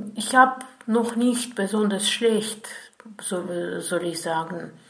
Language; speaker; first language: German; non-native, fluent; Russian